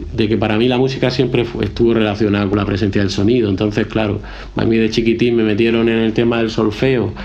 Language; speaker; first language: Spanish; native; Spanish